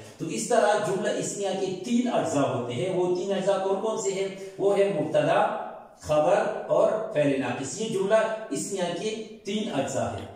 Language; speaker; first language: Urdu; non-native, local second language; Pashto